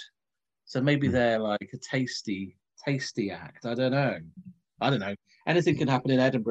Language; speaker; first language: English; native; English